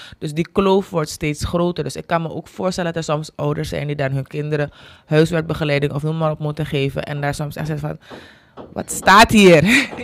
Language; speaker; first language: Dutch; native; Dutch